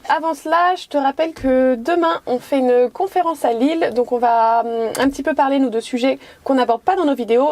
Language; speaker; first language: French; native; French